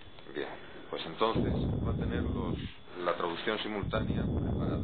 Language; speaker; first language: Spanish; native; Spanish